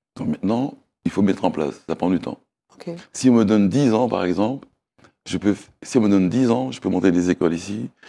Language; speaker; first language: French; native; French